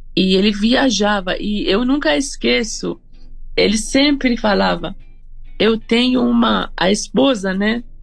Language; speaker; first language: Portuguese; non-native, fluent; Persian